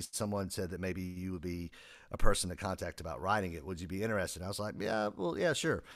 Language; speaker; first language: English; native; English